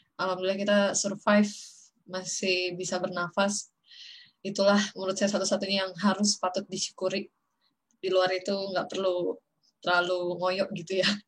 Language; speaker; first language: Indonesian; native; Indonesian